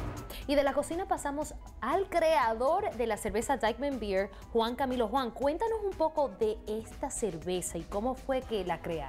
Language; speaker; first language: Spanish; native; Spanish